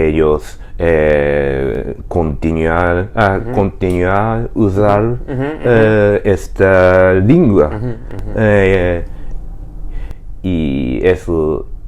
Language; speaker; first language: Spanish; non-native, learner; Japanese